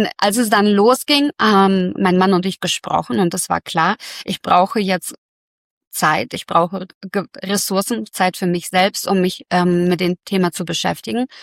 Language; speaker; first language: German; early bilingual, other home language; Russian